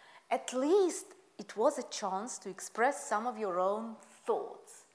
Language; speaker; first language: English; non-native, fluent; Russian